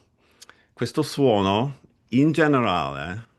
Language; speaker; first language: Italian; non-native, fluent; English